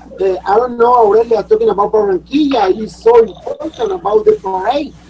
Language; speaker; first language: English; non-native, learner; Spanish